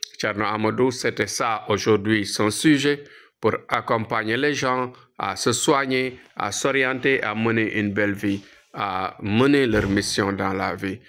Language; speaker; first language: French; non-native, local second language; Fula